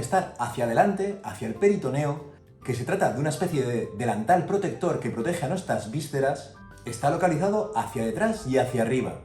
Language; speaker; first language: Spanish; native; Spanish